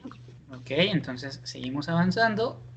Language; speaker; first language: Spanish; native; Spanish